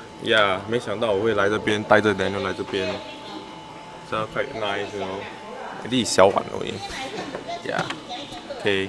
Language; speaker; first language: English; non-native, local second language; Chinese